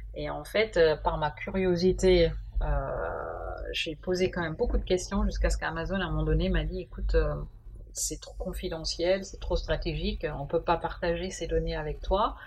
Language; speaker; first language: French; non-native, fluent; German